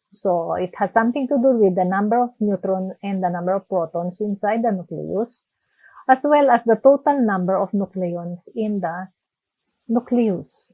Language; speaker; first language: English; non-native, local second language; Filipino